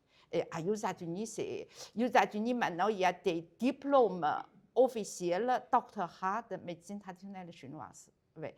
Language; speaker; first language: French; non-native, learner; Chinese